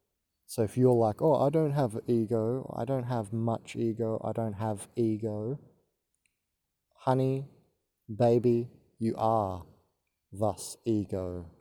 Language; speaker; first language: English; native; English